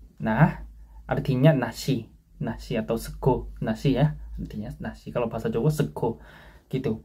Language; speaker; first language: Indonesian; non-native, fluent; Korean